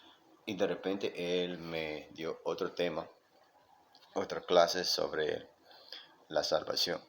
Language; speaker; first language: Spanish; non-native, local second language; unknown